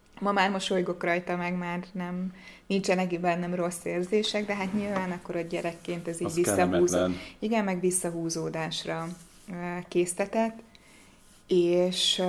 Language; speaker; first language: Hungarian; native; Hungarian